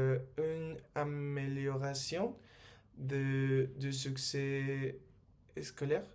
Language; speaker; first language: French; non-native, learner; Spanish